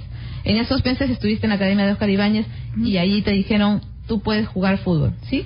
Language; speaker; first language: Spanish; native; Spanish